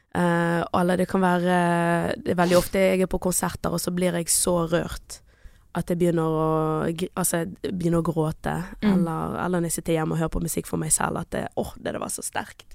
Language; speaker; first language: Norwegian; early bilingual, other home language; Portuguese